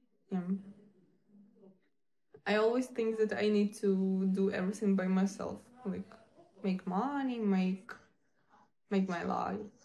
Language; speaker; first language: English; non-native, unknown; Ukrainian